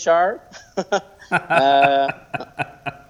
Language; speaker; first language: English; native; English